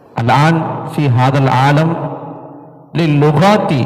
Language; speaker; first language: Arabic; non-native, fluent; Tamil